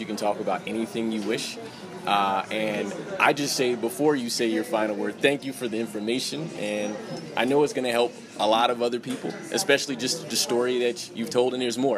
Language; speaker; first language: English; native; English